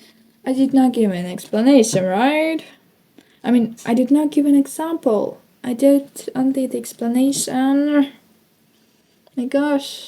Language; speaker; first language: English; non-native, fluent; Ukrainian